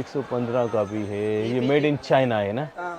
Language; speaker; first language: Hindi; non-native, local second language; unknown